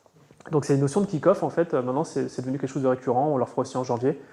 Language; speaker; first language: French; native; French